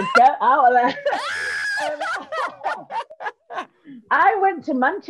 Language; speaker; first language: English; native; English